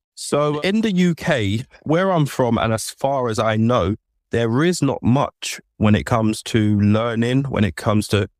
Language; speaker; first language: English; native; English